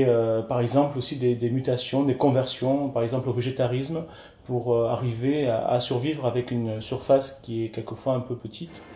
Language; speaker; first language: French; native; French